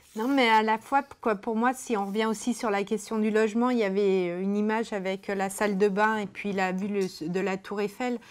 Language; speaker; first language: French; native; French